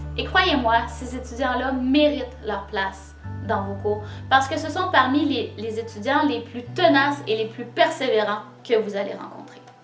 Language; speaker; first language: French; native; French